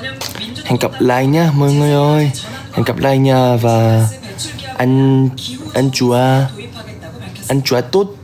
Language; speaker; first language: Vietnamese; non-native, learner; Korean